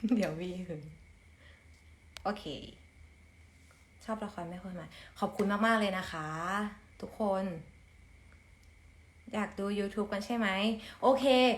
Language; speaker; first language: Thai; native; Thai